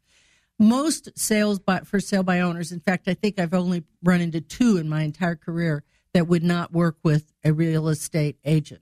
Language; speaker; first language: English; native; English